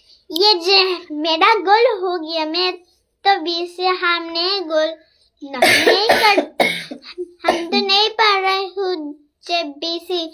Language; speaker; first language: Hindi; non-native, local second language; Bangla